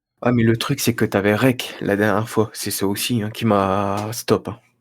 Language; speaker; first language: French; native; French